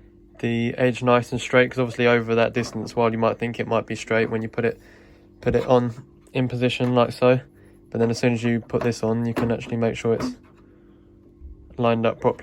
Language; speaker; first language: English; native; English